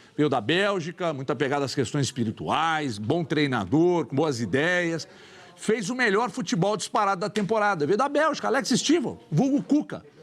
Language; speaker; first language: Portuguese; native; Portuguese